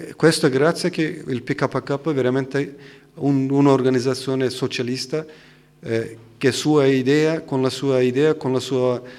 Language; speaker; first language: Italian; non-native, learner; Turkish